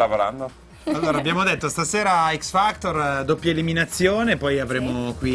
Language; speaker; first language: Italian; native; Italian